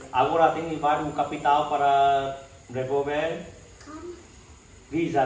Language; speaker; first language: Portuguese; non-native, learner; Vietnamese